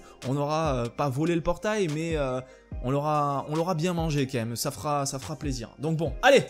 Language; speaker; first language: French; native; French